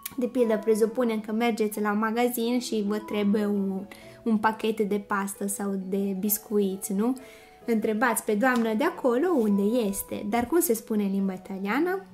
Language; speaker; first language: Romanian; non-native, fluent; Italian